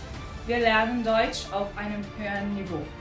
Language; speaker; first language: German; non-native, fluent; Slovenian